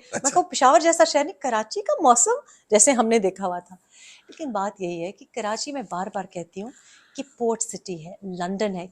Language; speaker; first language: Urdu; non-native, local second language; Pashto